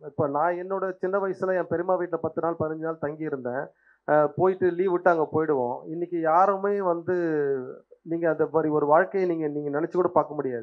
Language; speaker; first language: Tamil; native; Tamil